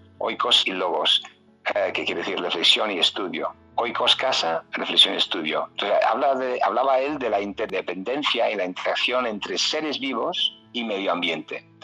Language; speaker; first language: Spanish; early bilingual, other home language; English